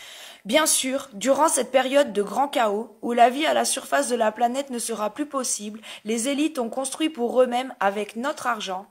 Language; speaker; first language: French; native; French